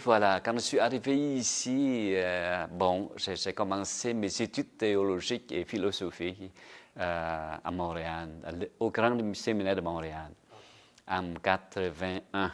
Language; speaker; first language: French; non-native, fluent; Vietnamese